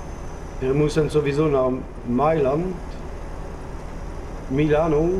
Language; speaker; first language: German; non-native, learner; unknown